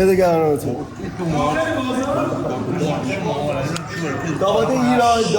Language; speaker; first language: Persian; native; Persian